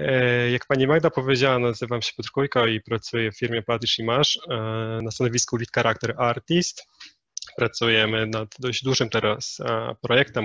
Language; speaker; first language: Polish; native; Polish